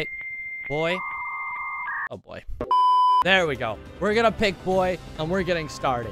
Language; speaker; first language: English; native; English